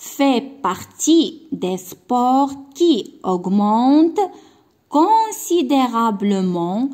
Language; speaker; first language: French; non-native, local second language; Arabic